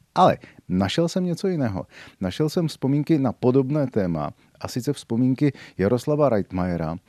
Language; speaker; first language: Czech; native; Czech